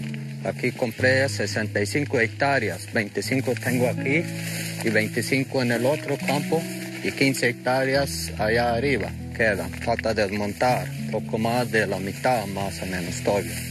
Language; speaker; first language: Spanish; non-native, local second language; Plautdietsch